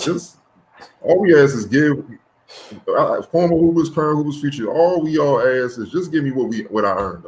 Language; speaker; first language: English; native; English